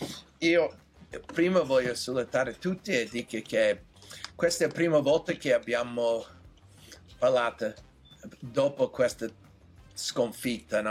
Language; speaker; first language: Italian; non-native, learner; English